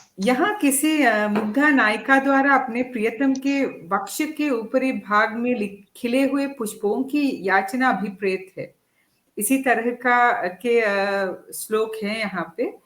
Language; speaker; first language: Hindi; non-native, fluent; Sinhala